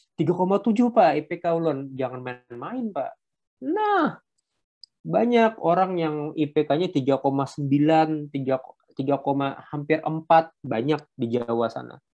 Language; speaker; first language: Indonesian; non-native, local second language; Banjar